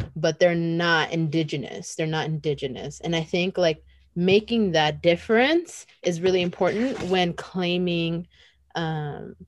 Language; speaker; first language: English; native; English